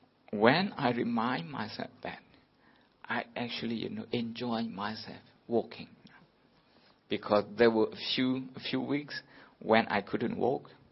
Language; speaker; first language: English; non-native, fluent; Burmese